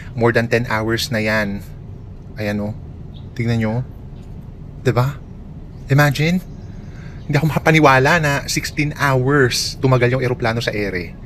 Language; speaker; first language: Filipino; native; Filipino